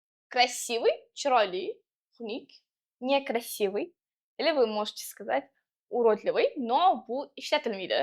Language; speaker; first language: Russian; non-native, local second language; Uzbek